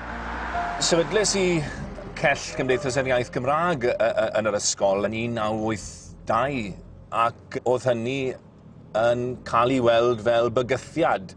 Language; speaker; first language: Welsh; native; Welsh